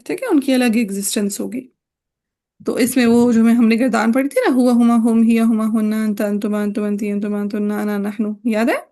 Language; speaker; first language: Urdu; native; Urdu